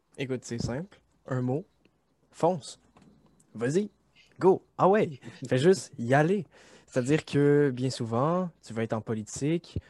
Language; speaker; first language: French; native; French